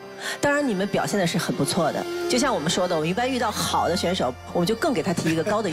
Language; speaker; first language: Chinese; native; Chinese